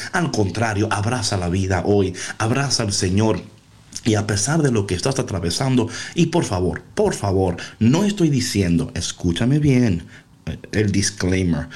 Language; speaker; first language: Spanish; early bilingual, heritage; Spanish